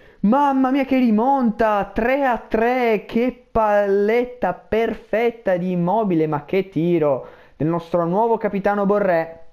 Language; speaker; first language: Italian; native; Italian